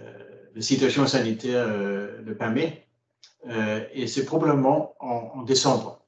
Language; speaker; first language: French; non-native, fluent; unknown